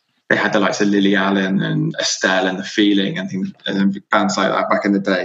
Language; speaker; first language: English; native; English